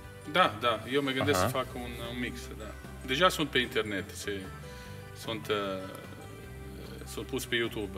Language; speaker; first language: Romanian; non-native, fluent; Italian